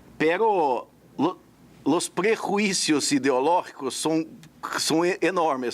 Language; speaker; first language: Spanish; non-native, fluent; Portuguese